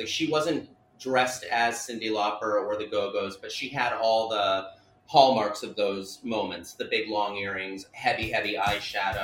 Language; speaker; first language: English; native; English